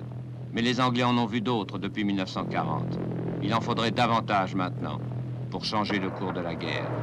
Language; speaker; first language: French; native; French